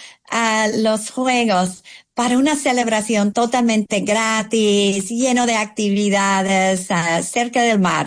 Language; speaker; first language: Spanish; non-native, fluent; English